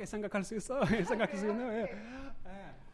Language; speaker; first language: Korean; non-native, learner; English